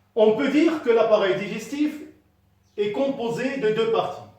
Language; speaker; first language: French; non-native, local second language; Arabic